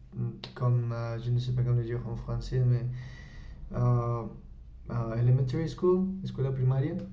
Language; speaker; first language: French; non-native, learner; Spanish